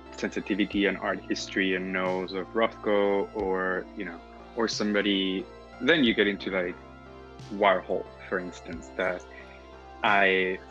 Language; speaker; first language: English; non-native, fluent; Spanish